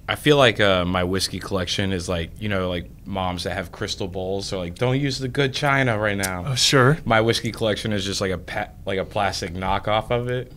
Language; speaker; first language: English; native; English